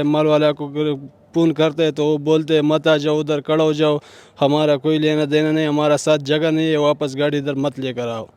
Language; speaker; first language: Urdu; non-native, local second language; Pashto